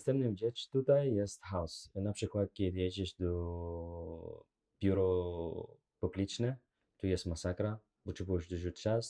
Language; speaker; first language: Polish; non-native, learner; Arabic